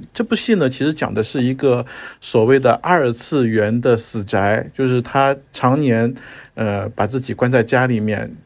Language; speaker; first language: Chinese; native; Chinese